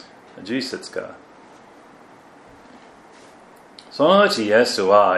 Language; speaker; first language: Japanese; non-native, fluent; German